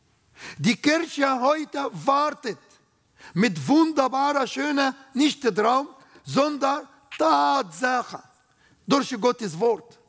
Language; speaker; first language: German; non-native, learner; Arabic